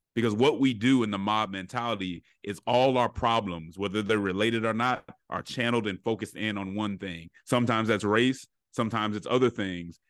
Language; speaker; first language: English; native; English